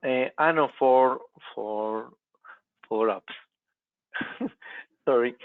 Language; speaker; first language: English; non-native, local second language; Spanish